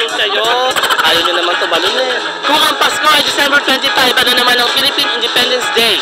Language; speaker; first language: Filipino; native; Filipino